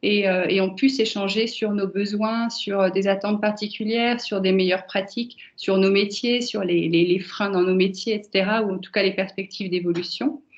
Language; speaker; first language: French; native; French